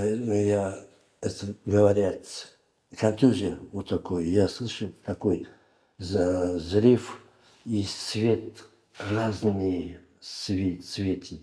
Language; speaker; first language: Russian; non-native, learner; Uzbek